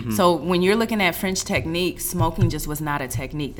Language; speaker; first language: English; native; English